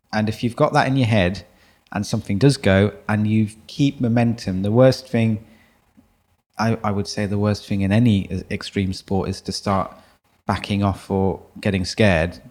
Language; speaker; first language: English; early bilingual, other home language; German